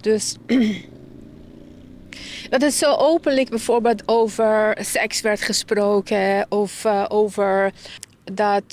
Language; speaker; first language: Dutch; non-native, fluent; Persian